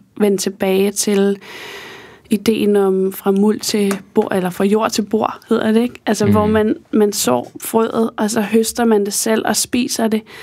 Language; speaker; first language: Danish; native; Danish